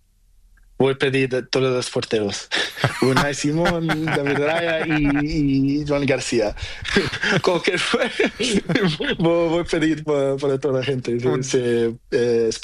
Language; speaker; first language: Spanish; non-native, learner; Portuguese